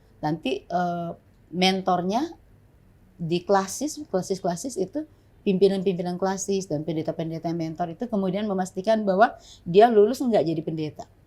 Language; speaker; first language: Indonesian; native; Indonesian